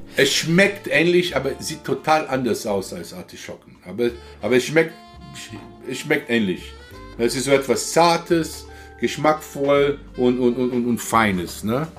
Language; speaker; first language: German; non-native, learner; Portuguese